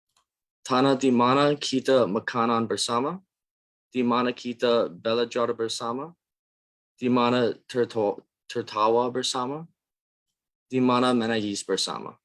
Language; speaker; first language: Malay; non-native, learner; English